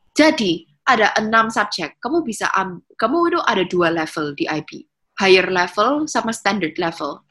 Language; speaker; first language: Indonesian; early bilingual, heritage; Indonesian